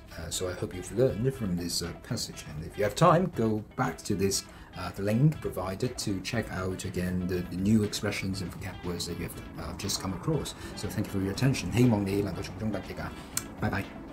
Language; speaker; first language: English; non-native, local second language; Cantonese